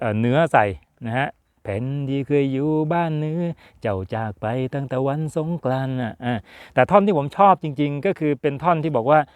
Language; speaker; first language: Thai; native; Thai